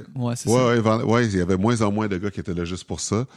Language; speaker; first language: French; native; French